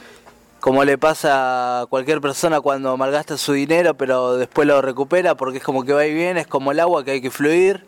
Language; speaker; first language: Spanish; native; Spanish